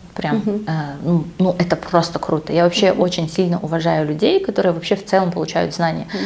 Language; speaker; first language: Russian; non-native, local second language; Kazakh